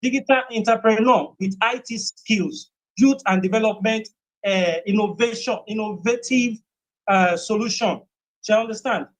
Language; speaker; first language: English; non-native, local second language; Yoruba